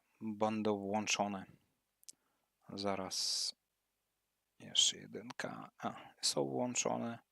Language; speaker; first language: Polish; non-native, learner; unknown